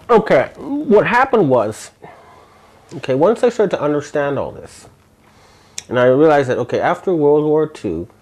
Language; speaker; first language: English; native; English